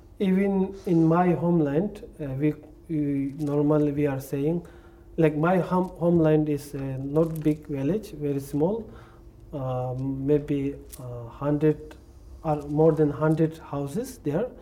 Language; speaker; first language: English; non-native, learner; Tibetan